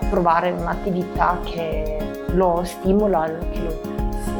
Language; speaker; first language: Italian; non-native, fluent; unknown